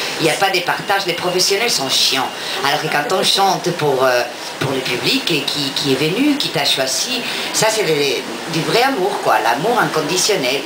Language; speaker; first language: French; non-native, fluent; Spanish